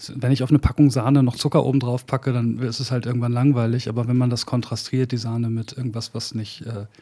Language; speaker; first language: German; native; German